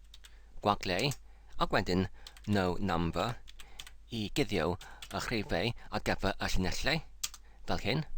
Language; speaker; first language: Welsh; non-native, learner; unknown